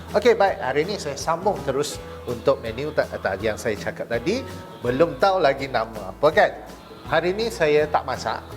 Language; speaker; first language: Malay; non-native, local second language; Chinese